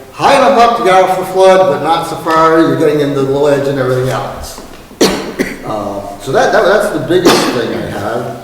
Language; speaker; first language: English; native; English